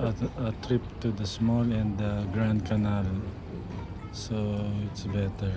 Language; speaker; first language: English; non-native, local second language; Filipino